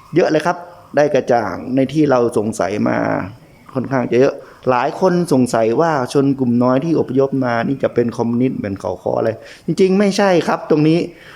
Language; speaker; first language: Thai; native; Thai